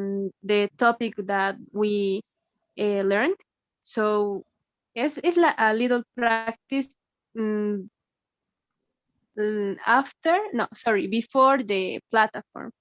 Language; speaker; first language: English; non-native, learner; Spanish